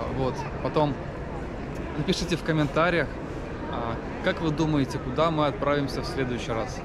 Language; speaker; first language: Russian; native; Russian